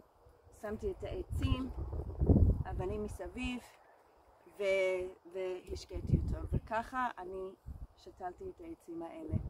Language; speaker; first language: Hebrew; non-native, fluent; English